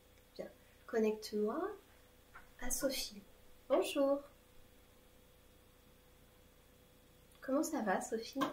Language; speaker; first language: French; native; French